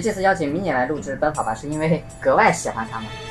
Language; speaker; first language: Chinese; native; Chinese